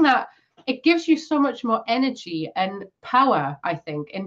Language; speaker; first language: English; native; English